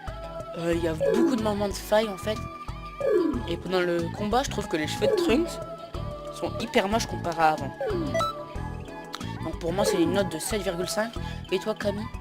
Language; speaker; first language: French; native; French